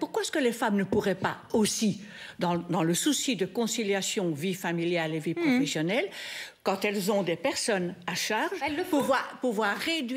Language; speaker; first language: French; native; French